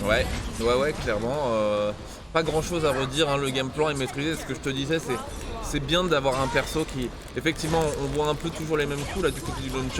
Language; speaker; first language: French; native; French